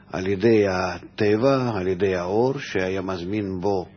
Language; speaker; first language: Hebrew; non-native, fluent; Russian